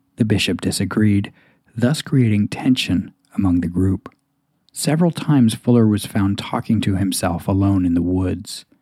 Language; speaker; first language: English; native; English